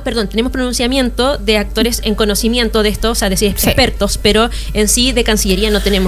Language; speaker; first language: Spanish; native; Spanish